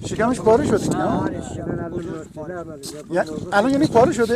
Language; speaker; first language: Persian; native; Persian